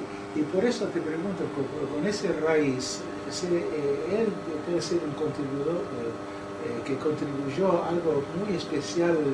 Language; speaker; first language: Spanish; non-native, fluent; English